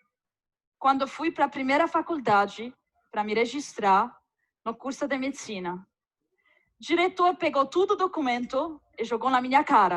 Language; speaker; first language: Portuguese; non-native, fluent; Arabic